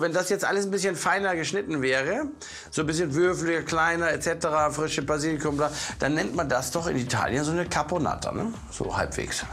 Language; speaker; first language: German; native; German